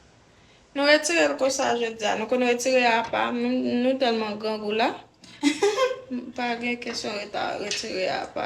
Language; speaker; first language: French; non-native, local second language; Haitian Creole